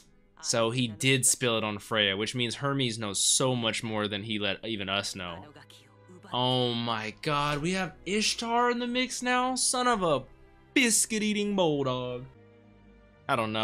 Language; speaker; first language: English; native; English